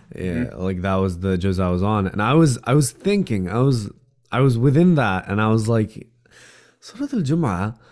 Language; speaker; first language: English; native; English